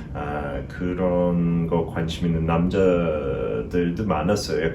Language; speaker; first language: Korean; non-native, fluent; English